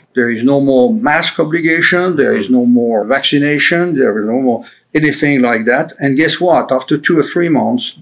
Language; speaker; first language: English; non-native, fluent; French